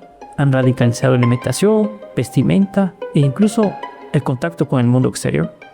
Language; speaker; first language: Spanish; native; Spanish